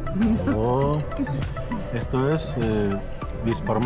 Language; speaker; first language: Russian; non-native, learner; Spanish